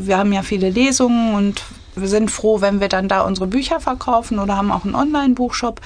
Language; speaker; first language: German; native; German